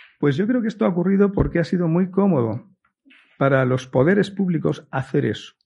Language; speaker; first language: Spanish; native; Spanish